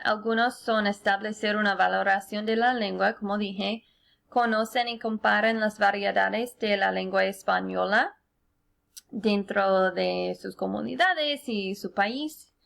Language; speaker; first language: Spanish; non-native, fluent; English